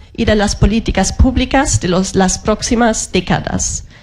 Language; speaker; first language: Spanish; non-native, fluent; German